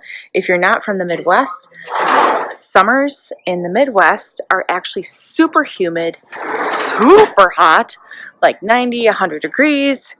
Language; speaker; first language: English; native; English